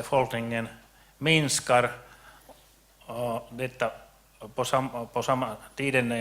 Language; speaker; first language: Swedish; non-native, local second language; Finnish